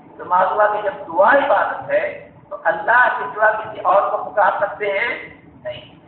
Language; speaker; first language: Urdu; native; Urdu